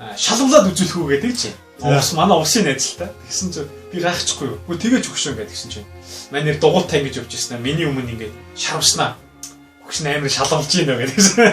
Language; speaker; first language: Mongolian; native; Mongolian